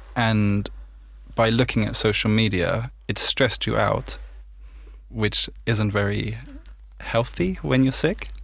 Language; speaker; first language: English; native; English